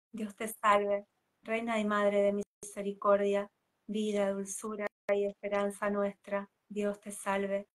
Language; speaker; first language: Spanish; native; Spanish